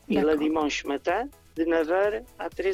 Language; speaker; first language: French; non-native, learner; Portuguese